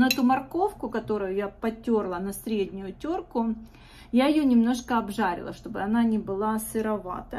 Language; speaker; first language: Russian; native; Russian